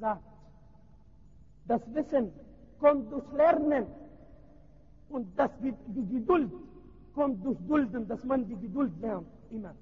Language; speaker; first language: German; non-native, learner; Arabic